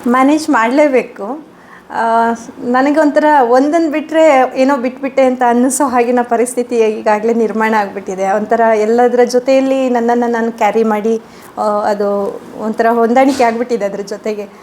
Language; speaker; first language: Kannada; native; Kannada